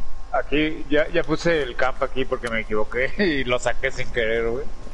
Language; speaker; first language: Spanish; native; Spanish